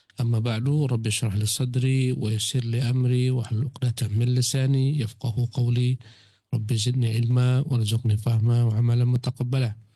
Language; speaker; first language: Malay; native; Malay